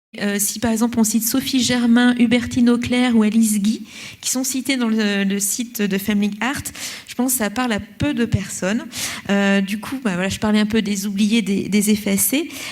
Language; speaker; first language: French; native; French